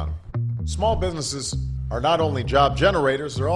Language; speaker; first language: English; non-native, fluent; Spanish